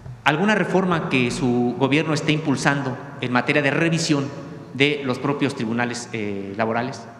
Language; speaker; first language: Spanish; native; Spanish